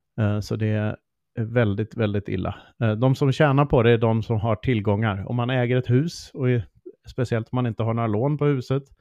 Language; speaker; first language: Swedish; native; Swedish